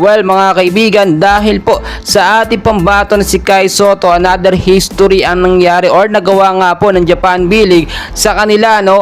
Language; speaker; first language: Filipino; native; Filipino